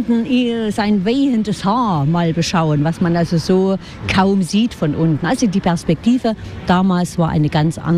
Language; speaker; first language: German; native; German